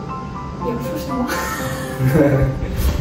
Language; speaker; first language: Chinese; non-native, learner; Ukrainian